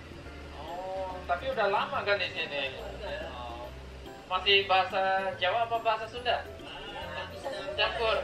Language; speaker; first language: Indonesian; native; Indonesian